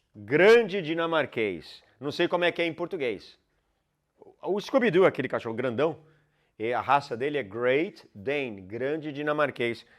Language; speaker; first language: Portuguese; non-native, fluent; English